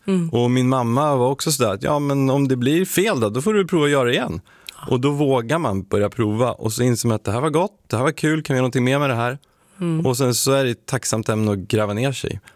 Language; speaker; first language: Swedish; native; Swedish